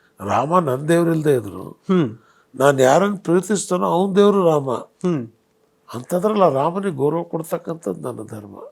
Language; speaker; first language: Kannada; non-native, local second language; Urdu